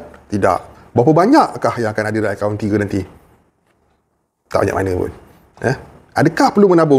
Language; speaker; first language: Malay; native; Malay